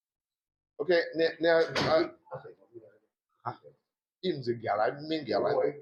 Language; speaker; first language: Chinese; non-native, local second language; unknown